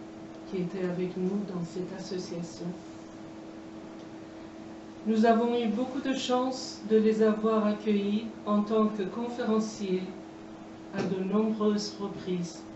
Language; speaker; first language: French; non-native, fluent; Persian